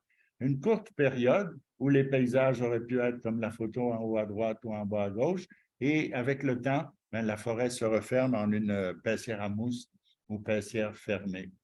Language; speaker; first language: French; native; French